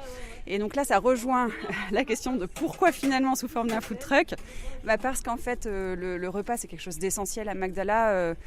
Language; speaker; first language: French; native; French